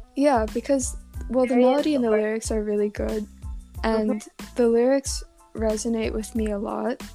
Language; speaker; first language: English; non-native, local second language; Cantonese